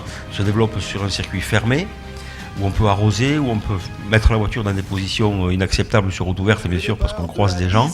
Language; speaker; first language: French; native; French